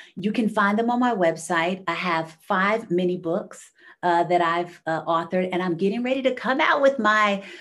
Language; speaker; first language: English; native; English